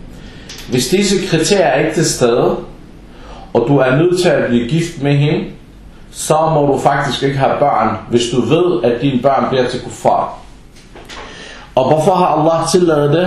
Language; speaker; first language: Danish; non-native, local second language; Arabic